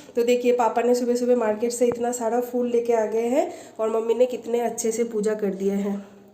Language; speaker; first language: Hindi; non-native, local second language; Bangla